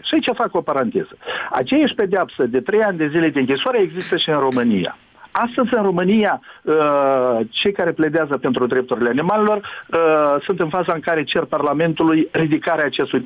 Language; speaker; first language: Romanian; native; Romanian